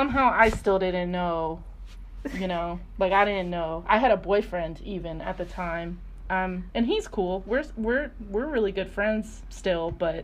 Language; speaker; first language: English; native; English